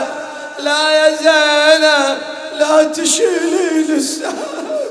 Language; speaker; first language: Arabic; native; Arabic